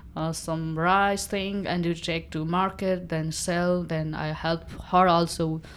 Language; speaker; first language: English; non-native, local second language; Nepali